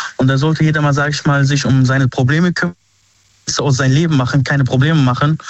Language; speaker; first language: German; early bilingual, other home language; Arabic